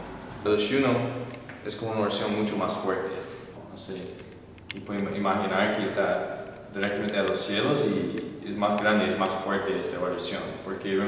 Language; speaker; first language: Spanish; non-native, fluent; English